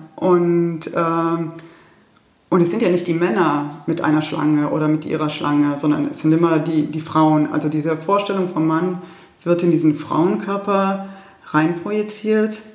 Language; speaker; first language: German; early bilingual, heritage; German